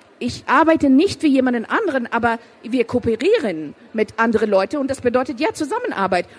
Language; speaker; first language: German; non-native, fluent; Persian